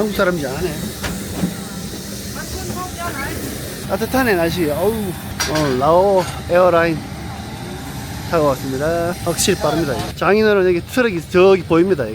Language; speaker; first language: Korean; native; Korean